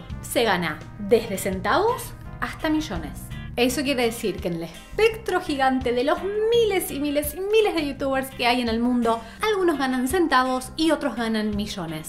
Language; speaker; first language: Spanish; native; Spanish